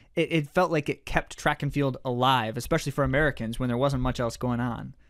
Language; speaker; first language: English; native; English